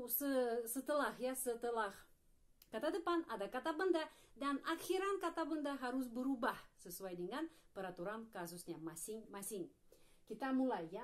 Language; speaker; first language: Indonesian; non-native, fluent; Russian